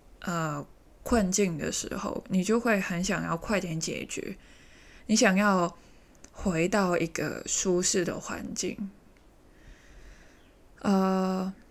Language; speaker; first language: Chinese; native; Chinese